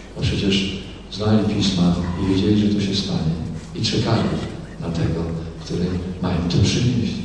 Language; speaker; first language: Polish; native; Polish